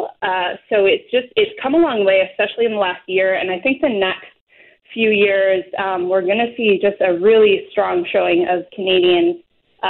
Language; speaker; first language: English; native; English